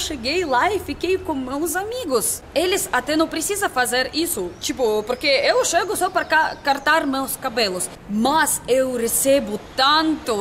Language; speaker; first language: Portuguese; non-native, learner; Russian